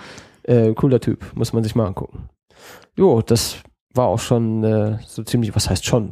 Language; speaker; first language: German; native; German